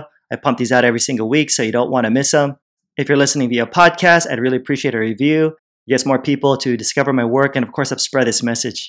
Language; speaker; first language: English; native; English